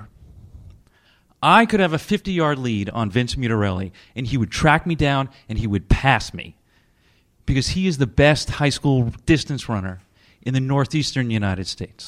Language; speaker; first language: English; native; English